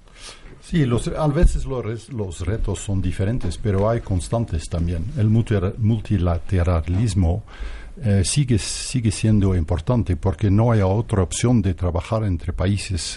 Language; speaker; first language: Spanish; non-native, fluent; Dutch